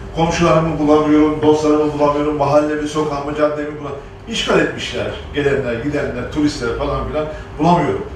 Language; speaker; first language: Turkish; native; Turkish